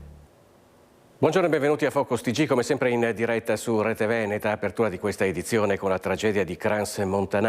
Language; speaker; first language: Italian; native; Italian